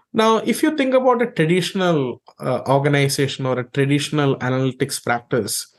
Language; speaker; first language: English; non-native, local second language; Malayalam